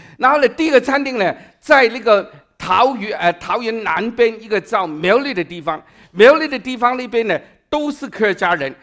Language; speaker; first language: Chinese; non-native, local second language; Cantonese